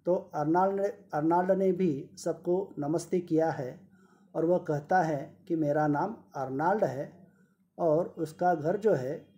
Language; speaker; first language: Hindi; non-native, local second language; Marathi